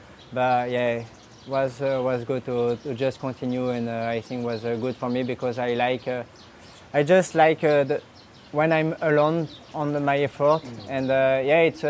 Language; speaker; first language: English; non-native, learner; French